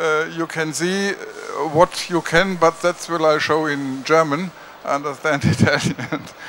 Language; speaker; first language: English; non-native, learner; German